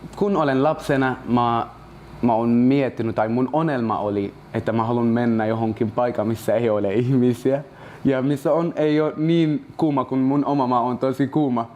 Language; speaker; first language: Finnish; non-native, learner; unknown